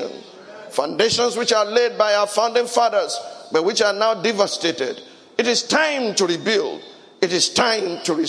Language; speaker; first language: English; non-native, local second language; Yoruba